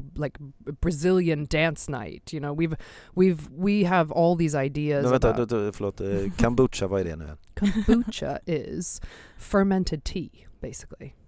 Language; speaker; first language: English; native; English